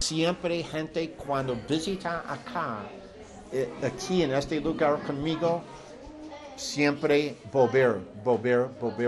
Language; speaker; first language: Spanish; non-native, learner; English